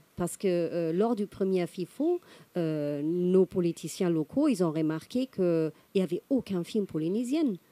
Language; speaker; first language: French; non-native, fluent; German